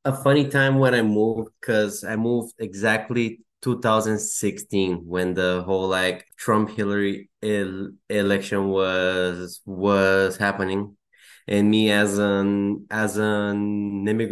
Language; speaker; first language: English; non-native, fluent; Bulgarian